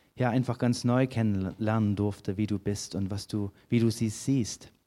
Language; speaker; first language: German; native; German